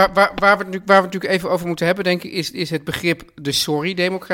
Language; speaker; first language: Dutch; native; Dutch